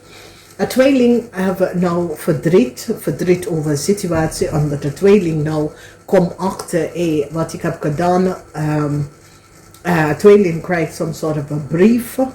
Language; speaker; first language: Dutch; non-native, learner; English